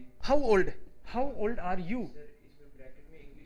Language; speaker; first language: Hindi; native; Hindi